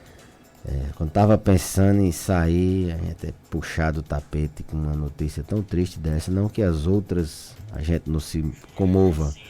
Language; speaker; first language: Portuguese; native; Portuguese